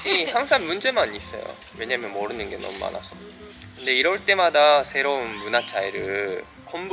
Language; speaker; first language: Korean; non-native, fluent; Japanese